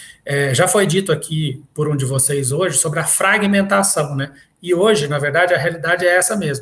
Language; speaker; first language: Portuguese; native; Portuguese